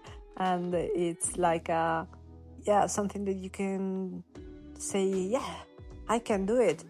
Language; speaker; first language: English; non-native, learner; Italian